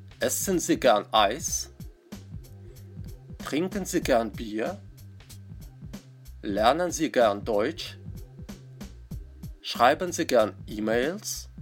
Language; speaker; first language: German; non-native, fluent; Russian